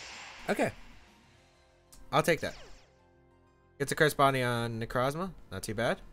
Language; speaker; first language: English; native; English